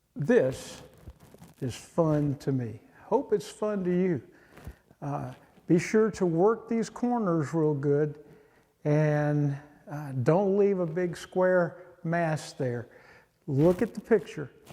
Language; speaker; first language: English; native; English